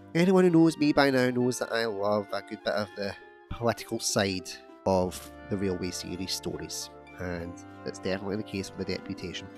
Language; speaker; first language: English; native; English